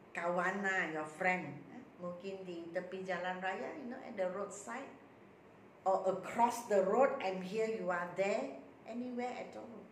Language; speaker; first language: English; non-native, local second language; Malay